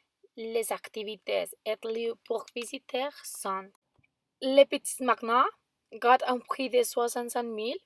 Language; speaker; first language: French; non-native, learner; Spanish